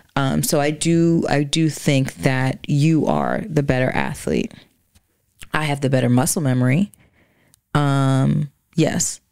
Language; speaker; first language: English; native; English